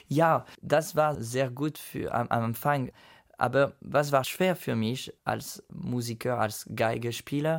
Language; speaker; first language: German; non-native, fluent; French